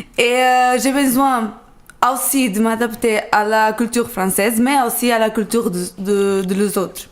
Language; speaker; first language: French; non-native, learner; Portuguese